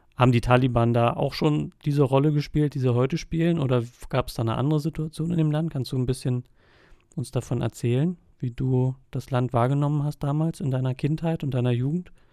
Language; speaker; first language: German; native; German